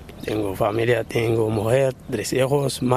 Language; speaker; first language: Spanish; non-native, learner; Arabic